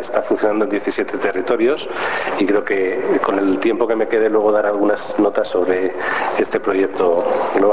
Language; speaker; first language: Spanish; native; Spanish